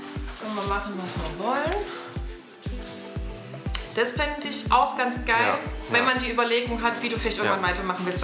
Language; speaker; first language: German; native; German